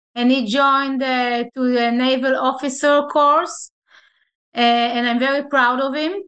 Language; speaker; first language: English; non-native, fluent; Hebrew